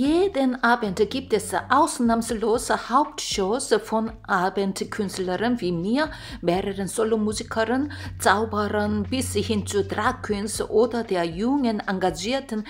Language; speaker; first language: German; non-native, fluent; Korean